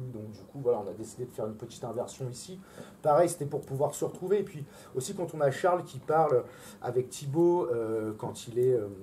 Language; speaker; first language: French; native; French